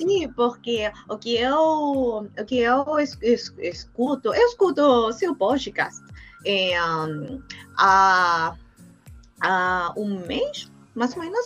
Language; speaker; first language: Portuguese; non-native, learner; Spanish